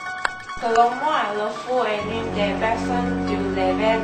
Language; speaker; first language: French; non-native, learner; Chinese